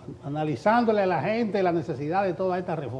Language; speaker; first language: Spanish; native; Spanish